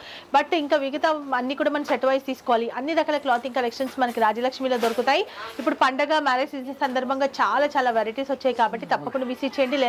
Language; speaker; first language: Telugu; native; Telugu